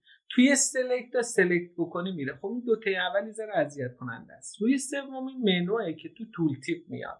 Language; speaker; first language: Persian; native; Persian